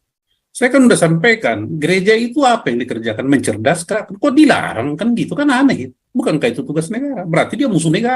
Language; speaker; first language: Indonesian; native; Indonesian